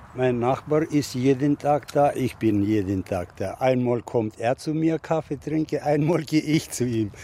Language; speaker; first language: German; non-native, fluent; Russian